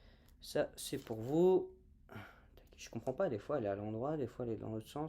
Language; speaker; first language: French; native; French